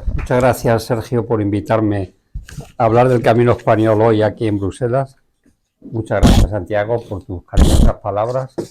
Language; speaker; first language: Spanish; native; Spanish